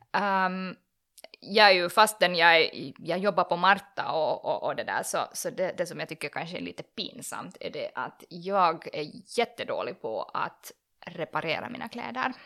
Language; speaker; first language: Swedish; native; Swedish